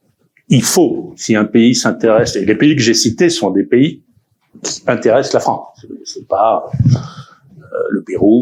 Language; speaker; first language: French; native; French